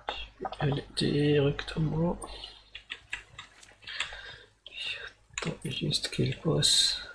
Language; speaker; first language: French; non-native, learner; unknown